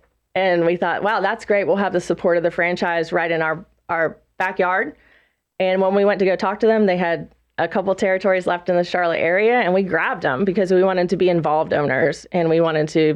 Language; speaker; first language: English; native; English